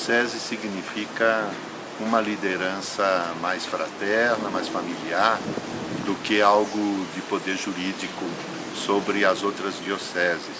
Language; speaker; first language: Portuguese; native; Portuguese